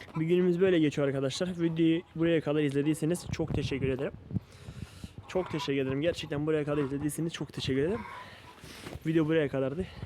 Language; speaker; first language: Turkish; non-native, local second language; Kurdish